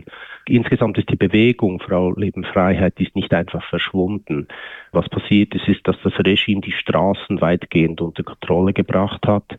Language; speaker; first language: German; native; German